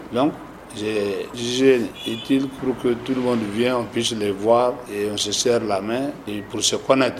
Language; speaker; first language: French; non-native, local second language; Susu